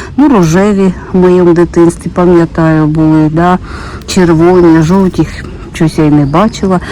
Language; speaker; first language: Ukrainian; non-native, local second language; Russian